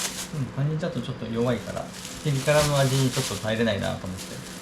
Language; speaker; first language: Japanese; native; Japanese